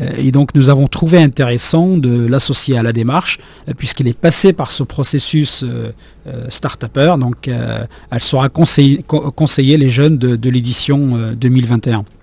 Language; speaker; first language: French; non-native, local second language; Arabic